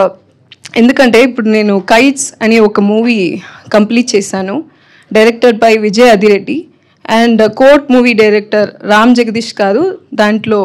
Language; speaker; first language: Telugu; non-native, learner; Tamil